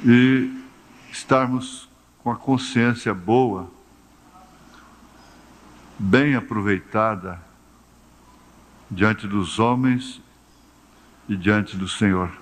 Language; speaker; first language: Portuguese; native; Portuguese